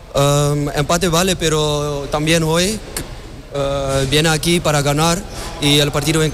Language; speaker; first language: Spanish; non-native, learner; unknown